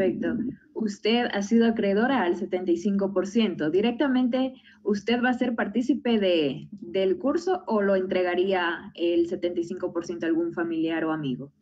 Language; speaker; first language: Spanish; native; Spanish